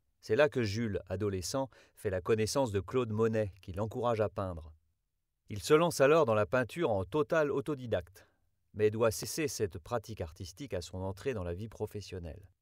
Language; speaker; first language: French; native; French